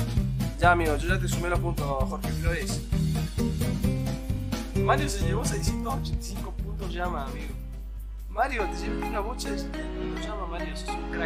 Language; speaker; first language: Spanish; native; Spanish